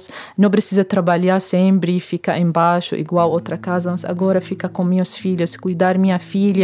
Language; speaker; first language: Portuguese; non-native, learner; Arabic